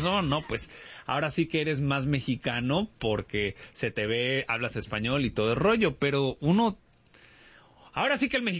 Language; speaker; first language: Spanish; early bilingual, heritage; Spanish